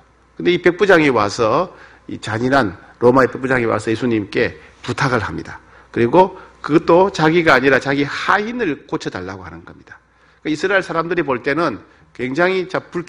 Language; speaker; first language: Korean; native; Korean